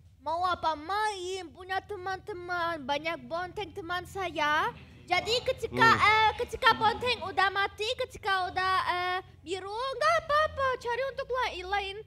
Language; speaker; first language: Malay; non-native, learner; German